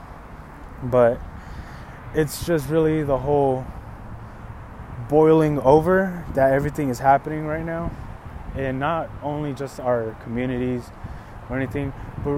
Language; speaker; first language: English; native; English